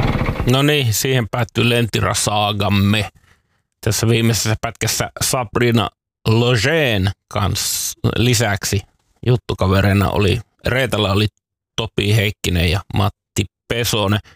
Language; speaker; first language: Finnish; native; Finnish